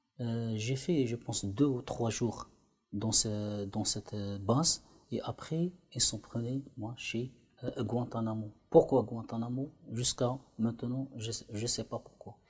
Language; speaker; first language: French; non-native, learner; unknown